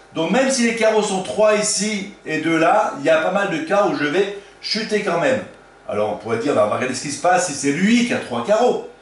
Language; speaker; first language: French; native; French